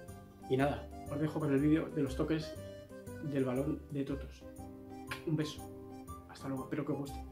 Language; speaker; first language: Spanish; native; Spanish